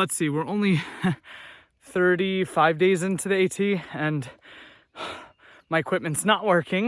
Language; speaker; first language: English; native; English